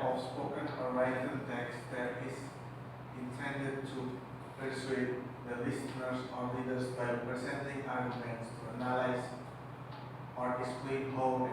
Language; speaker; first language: English; non-native, learner; Indonesian